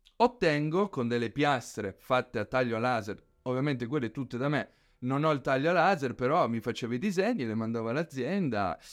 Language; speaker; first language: Italian; early bilingual, other home language; Spanish